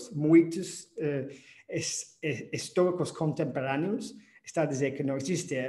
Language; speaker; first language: Portuguese; non-native, fluent; English